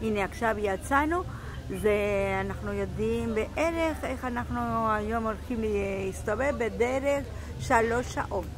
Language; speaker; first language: Hebrew; non-native, learner; Spanish